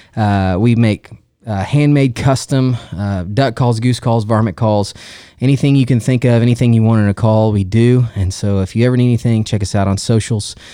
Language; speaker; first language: English; native; English